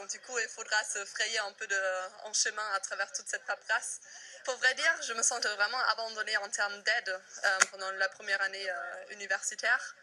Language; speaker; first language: French; non-native, fluent; German